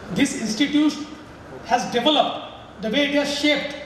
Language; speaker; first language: English; non-native, local second language; Marathi